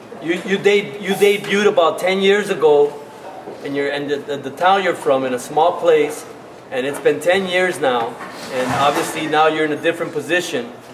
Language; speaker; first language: English; early bilingual, other home language; Spanish